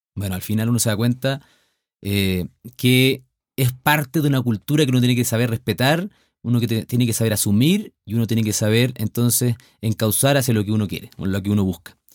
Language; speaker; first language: Spanish; native; Spanish